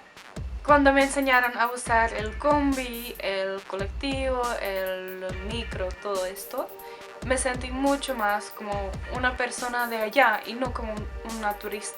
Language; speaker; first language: Spanish; non-native, fluent; Czech